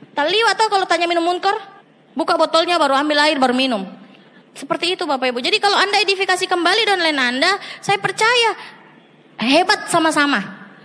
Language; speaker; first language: Indonesian; native; Indonesian